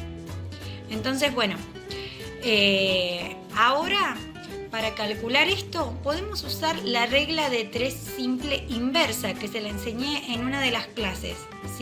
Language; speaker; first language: Spanish; native; Spanish